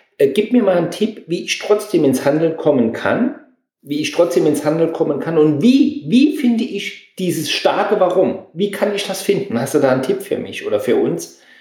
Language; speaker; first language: German; native; German